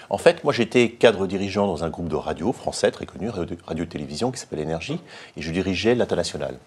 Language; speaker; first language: French; native; French